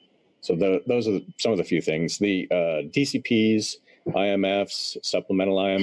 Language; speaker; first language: English; native; English